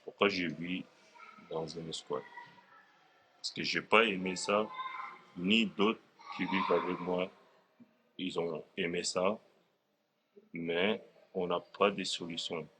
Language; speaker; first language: French; non-native, fluent; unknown